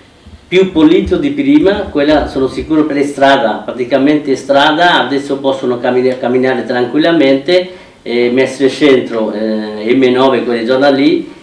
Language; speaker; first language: Italian; non-native, fluent; Bangla